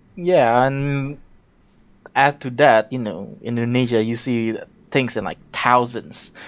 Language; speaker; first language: English; non-native, fluent; Indonesian